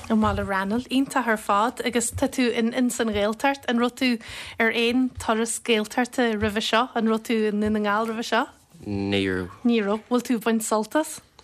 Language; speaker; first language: Irish; native; Irish